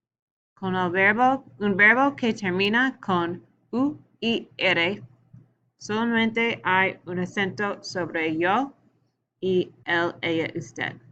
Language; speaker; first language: Spanish; non-native, learner; English